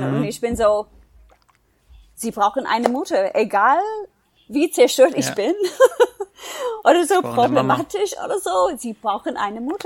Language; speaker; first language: German; non-native, fluent; English